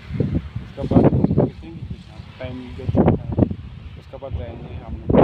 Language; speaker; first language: Hindi; non-native, local second language; Assamese